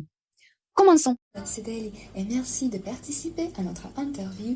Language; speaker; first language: French; non-native, fluent; Russian